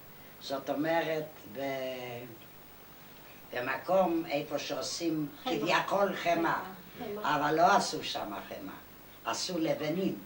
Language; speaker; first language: Hebrew; non-native, fluent; Yiddish